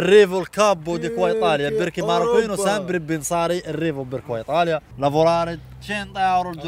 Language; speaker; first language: Italian; non-native, learner; Arabic